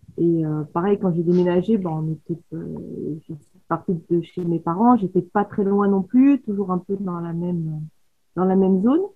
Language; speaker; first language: French; native; French